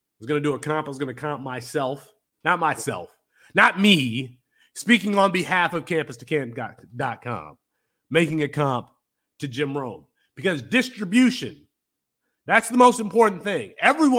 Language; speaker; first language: English; native; English